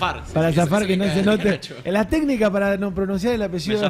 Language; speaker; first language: Spanish; native; Spanish